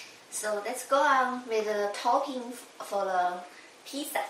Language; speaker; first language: English; non-native, learner; Chinese